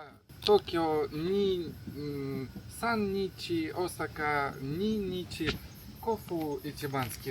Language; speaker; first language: Japanese; non-native, learner; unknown